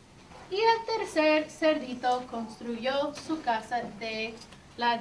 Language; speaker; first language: Spanish; non-native, fluent; English